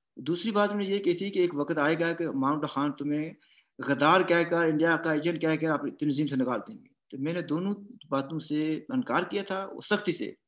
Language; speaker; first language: Urdu; non-native, local second language; Pahari-Potwari